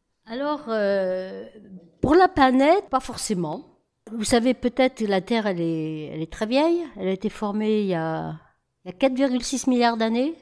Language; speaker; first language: French; native; French